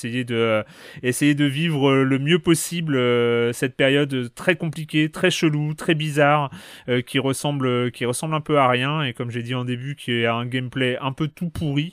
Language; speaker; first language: French; native; French